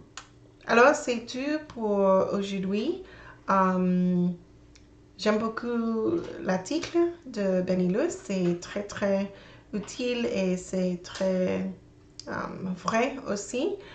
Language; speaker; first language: French; non-native, learner; English